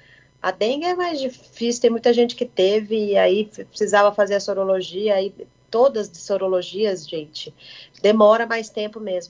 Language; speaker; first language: Portuguese; native; Portuguese